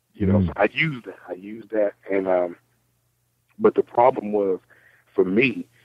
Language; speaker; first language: English; native; English